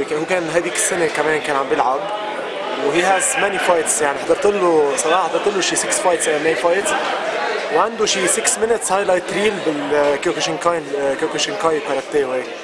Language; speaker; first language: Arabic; early bilingual, heritage; Arabic